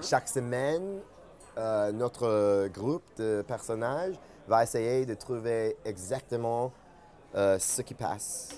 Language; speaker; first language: French; non-native, fluent; English